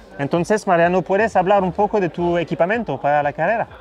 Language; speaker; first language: Spanish; non-native, learner; French